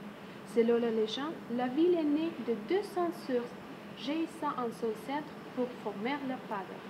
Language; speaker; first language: French; non-native, learner; German